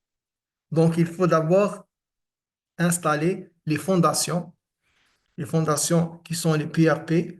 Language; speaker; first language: French; non-native, local second language; Arabic